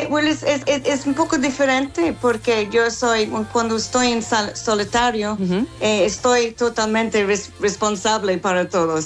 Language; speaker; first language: Spanish; non-native, learner; English